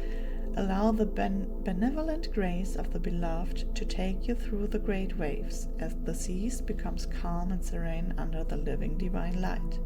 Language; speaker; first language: English; non-native, fluent; German